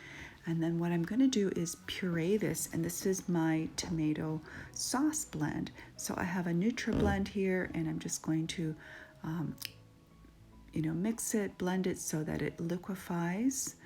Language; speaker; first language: English; native; English